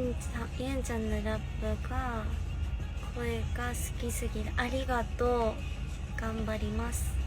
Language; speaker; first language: Japanese; non-native, learner; Korean